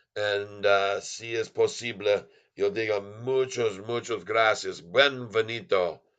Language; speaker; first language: Spanish; non-native, learner; English